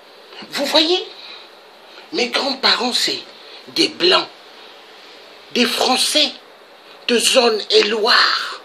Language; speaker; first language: French; non-native, local second language; Kongo